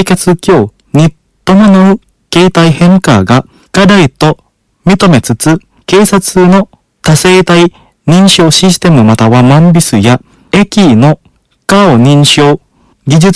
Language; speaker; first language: Japanese; non-native, fluent; Indonesian